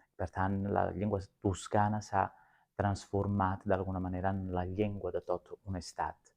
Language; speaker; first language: Catalan; non-native, fluent; Sicilian